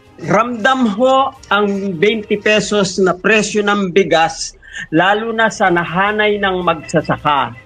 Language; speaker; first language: Filipino; non-native, local second language; Pampanga